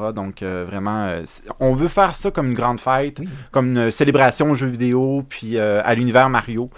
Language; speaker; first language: French; native; French